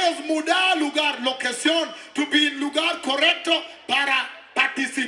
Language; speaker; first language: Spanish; non-native, learner; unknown